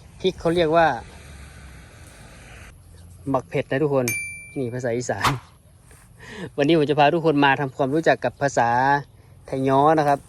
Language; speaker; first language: Thai; non-native, local second language; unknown